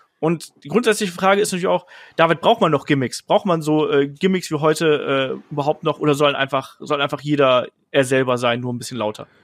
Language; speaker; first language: German; native; German